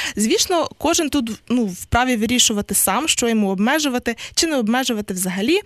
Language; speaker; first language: Ukrainian; native; Ukrainian